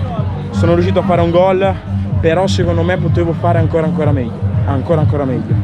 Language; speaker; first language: Italian; early bilingual, other home language; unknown